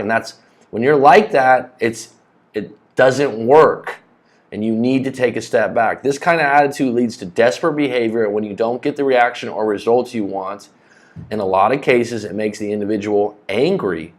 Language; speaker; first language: English; native; English